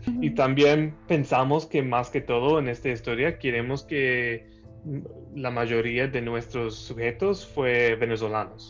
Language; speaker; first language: Spanish; early bilingual, heritage; Spanish